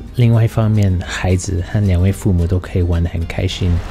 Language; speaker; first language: Chinese; non-native, fluent; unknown